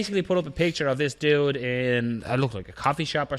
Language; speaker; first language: English; native; English